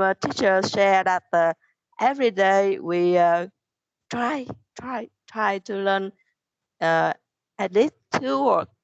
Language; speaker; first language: English; non-native, learner; Vietnamese